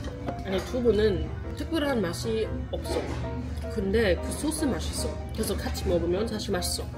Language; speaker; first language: Korean; non-native, learner; German